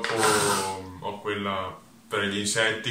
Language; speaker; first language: Italian; early bilingual, other home language; Russian